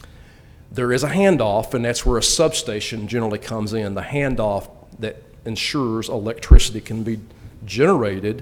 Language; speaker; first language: English; native; English